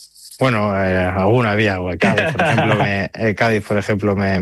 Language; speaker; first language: Spanish; native; Spanish